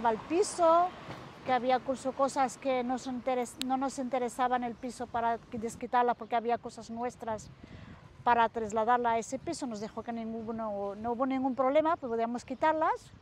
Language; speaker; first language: Spanish; native; Spanish